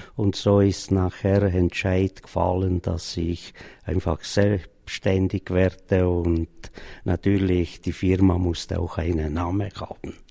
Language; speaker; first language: German; non-native, fluent; Slovenian